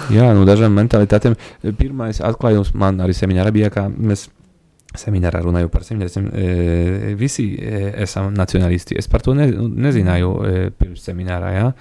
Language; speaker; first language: Latvian; non-native, fluent; Polish